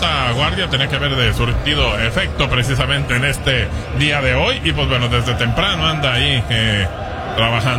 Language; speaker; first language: Spanish; native; Spanish